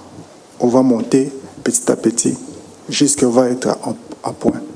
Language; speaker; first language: French; non-native, local second language; Lingala